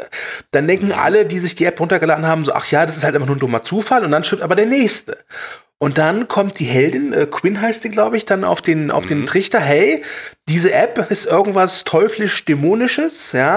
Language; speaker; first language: German; native; German